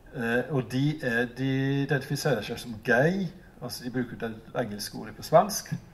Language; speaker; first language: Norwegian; non-native, fluent; English